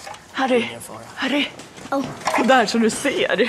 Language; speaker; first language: Swedish; native; Swedish